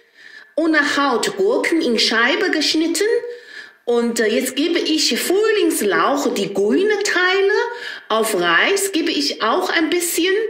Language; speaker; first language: German; non-native, learner; Chinese